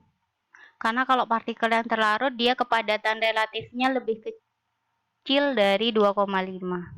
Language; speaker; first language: Indonesian; native; Indonesian